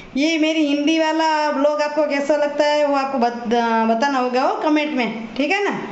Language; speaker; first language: Hindi; non-native, local second language; Gujarati